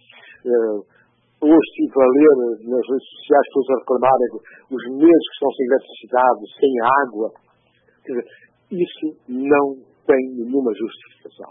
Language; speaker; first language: Portuguese; non-native, local second language; Upper Guinea Crioulo